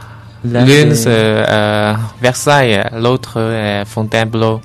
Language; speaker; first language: French; non-native, learner; Chinese